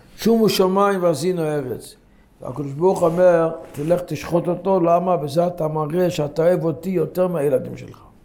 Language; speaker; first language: Hebrew; non-native, local second language; Yiddish